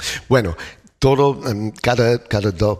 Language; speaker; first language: Spanish; non-native, learner; English